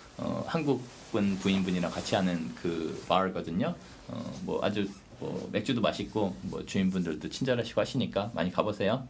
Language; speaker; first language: Korean; native; Korean